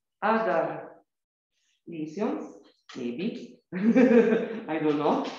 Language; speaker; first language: English; non-native, learner; Italian